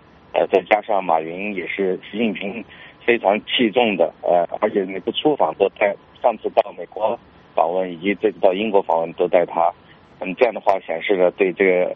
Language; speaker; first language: Chinese; native; Chinese